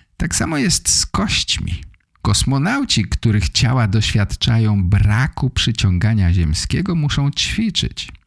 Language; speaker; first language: Polish; native; Polish